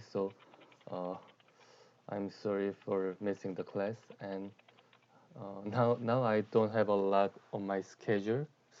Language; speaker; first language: English; non-native, learner; Korean